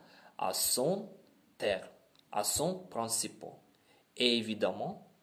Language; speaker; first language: French; non-native, learner; Ukrainian